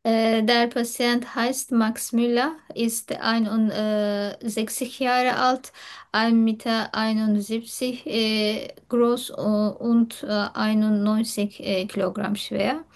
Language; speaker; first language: German; non-native, learner; Turkish